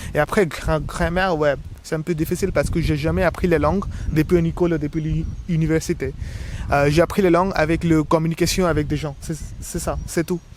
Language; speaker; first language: French; non-native, learner; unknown